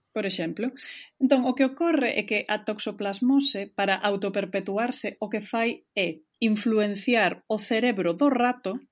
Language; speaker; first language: Galician; native; Galician